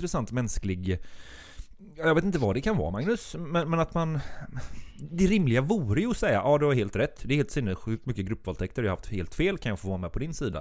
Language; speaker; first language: Swedish; native; Swedish